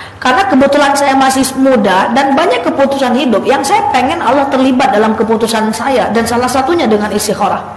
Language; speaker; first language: Indonesian; native; Indonesian